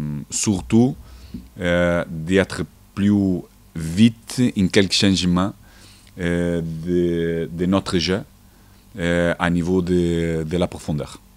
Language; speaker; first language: French; non-native, learner; Portuguese